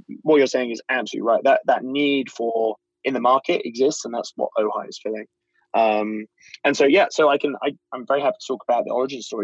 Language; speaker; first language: English; native; English